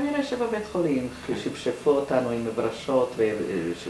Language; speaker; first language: Hebrew; non-native, fluent; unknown